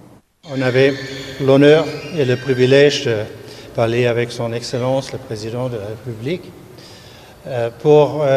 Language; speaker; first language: French; non-native, fluent; German